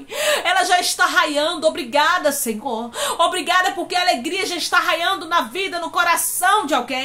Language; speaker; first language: Portuguese; native; Portuguese